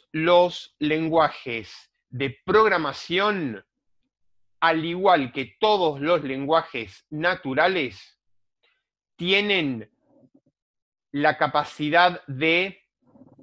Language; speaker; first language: Spanish; native; Spanish